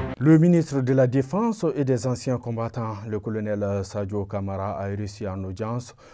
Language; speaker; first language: French; non-native, local second language; Bambara